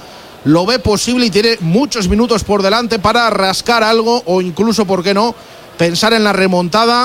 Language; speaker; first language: Spanish; native; Spanish